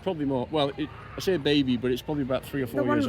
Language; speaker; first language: English; native; English